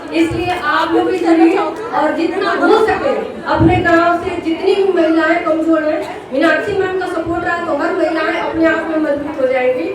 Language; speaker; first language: Hindi; native; Hindi